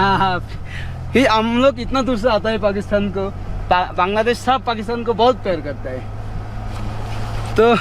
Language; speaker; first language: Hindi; non-native, learner; Bangla